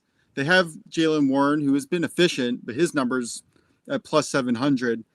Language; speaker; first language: English; native; English